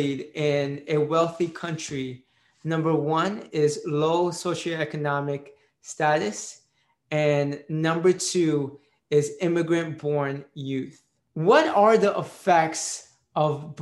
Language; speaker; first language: English; early bilingual, other home language; Marathi